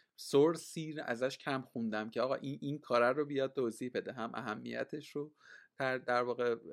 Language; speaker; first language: Persian; native; Persian